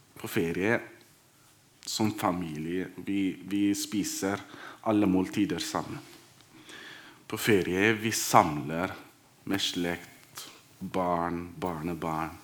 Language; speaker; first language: Norwegian; non-native, fluent; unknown